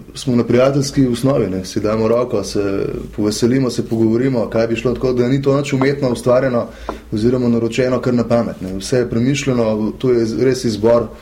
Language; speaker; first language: Slovenian; native; Slovenian